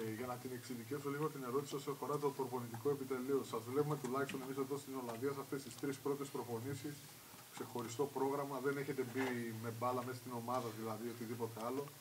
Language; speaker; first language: Greek; native; Greek